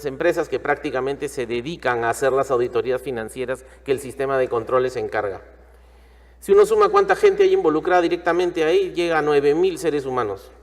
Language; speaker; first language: Spanish; native; Spanish